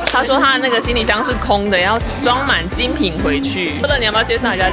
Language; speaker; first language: Chinese; native; Chinese